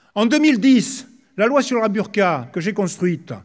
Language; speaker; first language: French; native; French